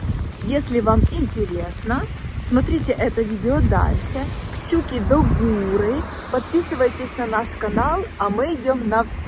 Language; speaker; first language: Russian; native; Russian